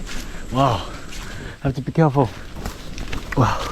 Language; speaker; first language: English; non-native, learner; Korean